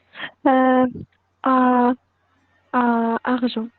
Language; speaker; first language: French; non-native, learner; Arabic